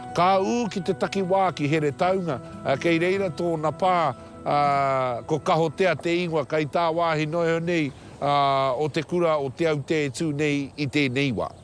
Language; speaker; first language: Māori; native; Māori